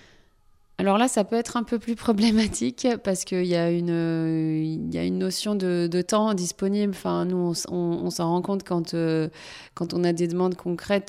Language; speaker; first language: French; native; French